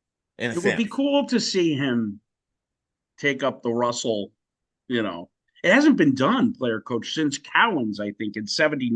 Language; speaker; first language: English; native; English